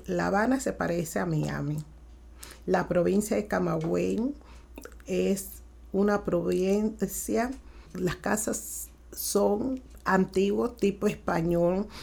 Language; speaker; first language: Spanish; early bilingual, other home language; Haitian Creole